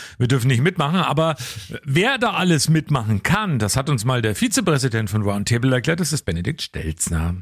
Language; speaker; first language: German; native; German